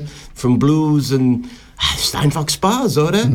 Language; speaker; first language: German; non-native, learner; English